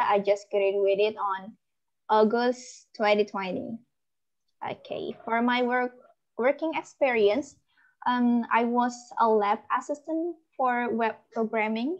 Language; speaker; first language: English; non-native, learner; Indonesian